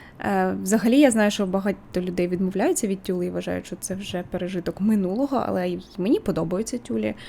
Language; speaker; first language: Ukrainian; native; Ukrainian